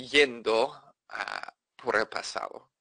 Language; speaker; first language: Spanish; non-native, fluent; English